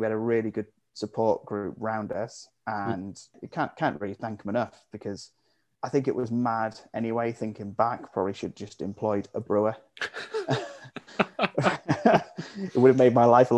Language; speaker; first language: English; native; English